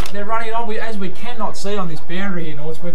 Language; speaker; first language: English; native; English